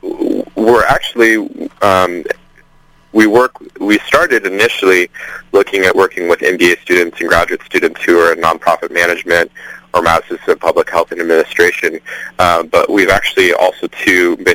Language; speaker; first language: English; native; English